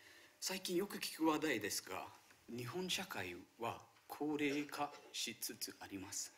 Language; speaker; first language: Japanese; non-native, fluent; Marathi